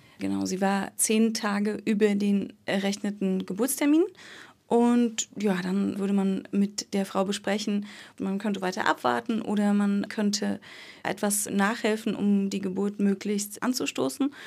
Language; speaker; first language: German; native; German